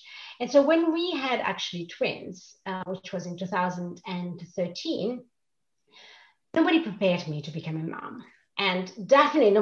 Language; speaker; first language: English; non-native, fluent; Italian